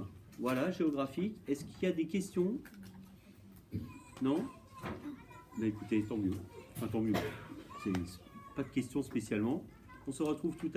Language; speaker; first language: French; native; French